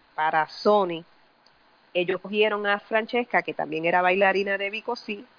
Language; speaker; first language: Spanish; native; Spanish